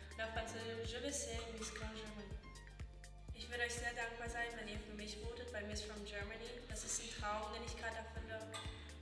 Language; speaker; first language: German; early bilingual, heritage; German